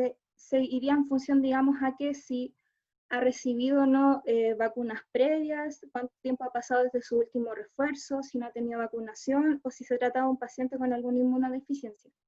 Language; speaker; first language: Spanish; native; Spanish